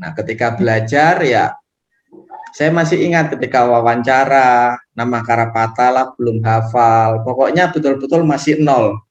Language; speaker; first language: Indonesian; non-native, local second language; Javanese